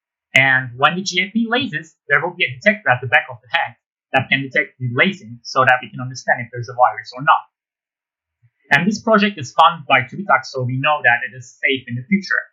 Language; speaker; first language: English; non-native, fluent; Turkish